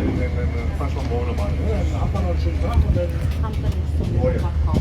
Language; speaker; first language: German; native; German